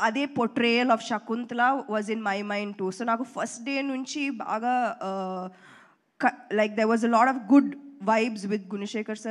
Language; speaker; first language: Telugu; non-native, fluent; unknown